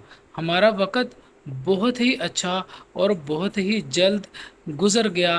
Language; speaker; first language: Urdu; non-native, local second language; Punjabi